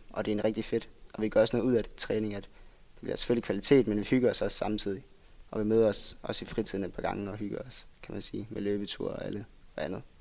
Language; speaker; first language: Danish; native; Danish